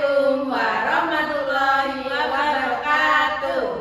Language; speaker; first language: Indonesian; non-native, local second language; Javanese